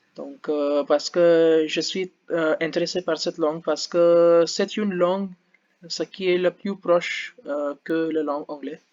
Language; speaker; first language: French; non-native, learner; Hindi